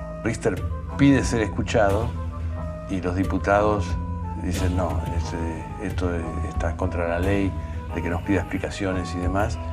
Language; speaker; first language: Spanish; native; Spanish